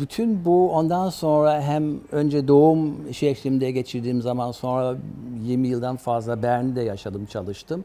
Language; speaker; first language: Turkish; early bilingual, other home language; German